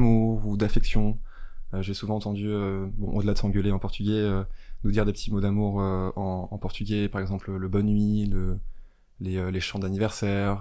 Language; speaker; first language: French; native; French